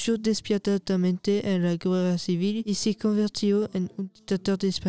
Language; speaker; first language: Spanish; non-native, learner; French